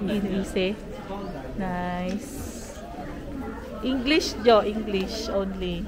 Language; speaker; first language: English; non-native, local second language; Filipino